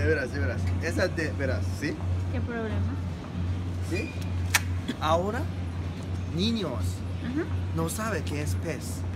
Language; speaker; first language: Spanish; non-native, learner; Japanese